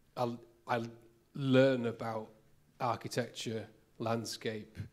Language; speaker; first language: English; native; English